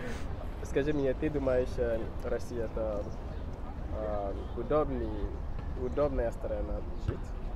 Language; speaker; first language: Russian; non-native, learner; English